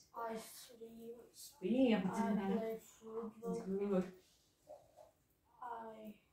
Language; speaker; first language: English; non-native, fluent; Russian